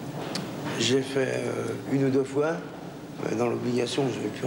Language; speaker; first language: French; native; French